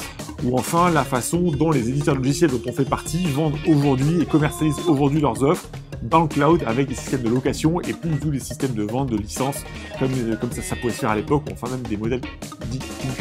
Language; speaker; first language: French; native; French